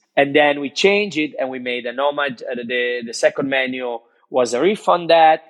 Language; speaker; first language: English; non-native, fluent; Italian